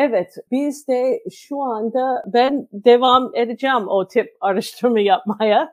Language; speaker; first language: Turkish; non-native, fluent; English